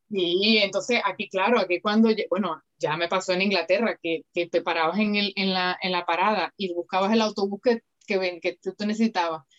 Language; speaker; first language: Spanish; native; Spanish